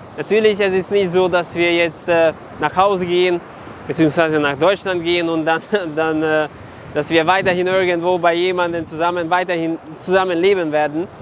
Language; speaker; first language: German; non-native, fluent; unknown